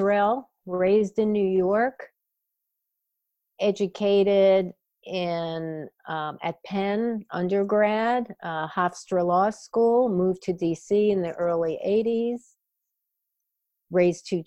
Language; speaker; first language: English; native; English